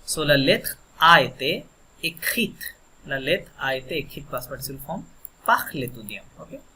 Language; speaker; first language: French; non-native, fluent; Bangla